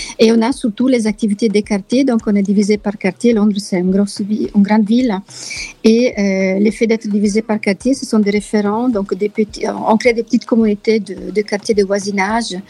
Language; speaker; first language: French; non-native, fluent; Italian